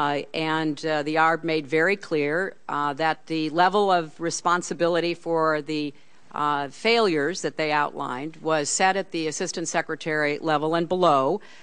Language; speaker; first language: English; native; English